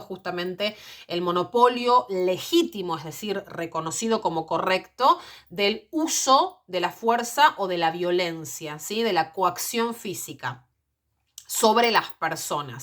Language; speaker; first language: Spanish; native; Spanish